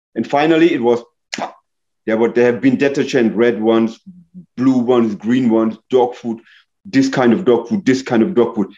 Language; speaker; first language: English; non-native, fluent; German